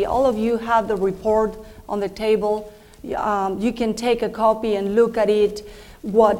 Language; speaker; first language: English; non-native, fluent; Spanish